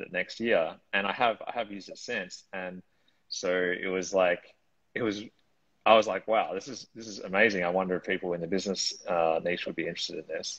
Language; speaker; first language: English; native; English